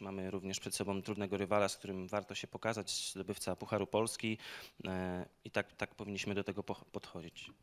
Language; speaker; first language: Polish; native; Polish